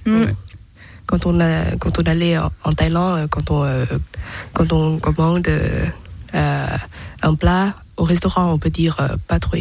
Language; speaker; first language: French; non-native, learner; Thai